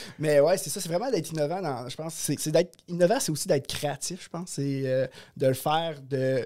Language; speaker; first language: French; native; French